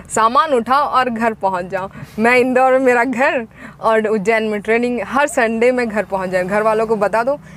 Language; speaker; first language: Hindi; native; Hindi